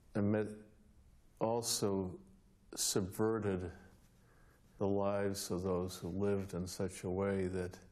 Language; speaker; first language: English; native; English